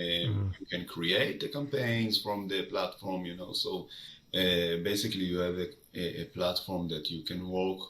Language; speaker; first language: English; non-native, fluent; Hebrew